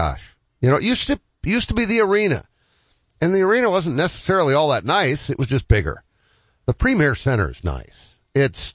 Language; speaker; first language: English; native; English